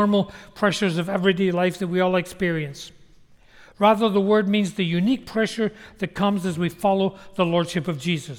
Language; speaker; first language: English; native; English